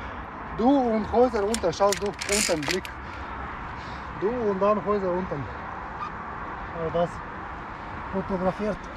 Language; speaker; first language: German; non-native, learner; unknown